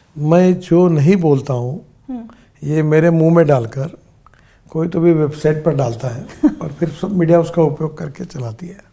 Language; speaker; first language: Hindi; non-native, local second language; Marathi